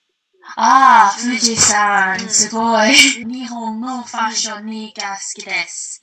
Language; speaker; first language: Japanese; non-native, learner; English